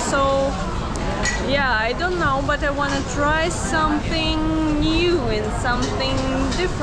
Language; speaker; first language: English; non-native, fluent; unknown